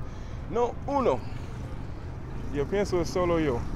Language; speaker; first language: Spanish; non-native, learner; English